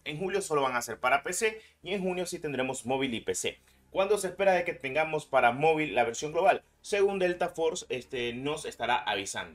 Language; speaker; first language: Spanish; native; Spanish